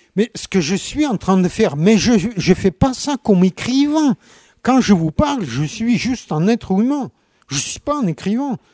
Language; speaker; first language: French; non-native, fluent; Russian